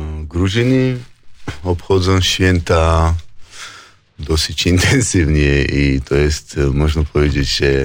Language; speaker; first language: Polish; non-native, fluent; Georgian